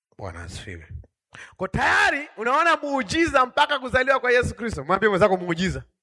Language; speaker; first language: Swahili; native; Swahili